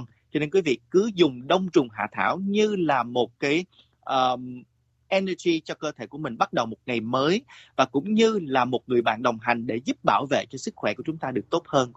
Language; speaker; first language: Vietnamese; native; Vietnamese